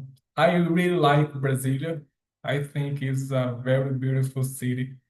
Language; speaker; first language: English; non-native, learner; Portuguese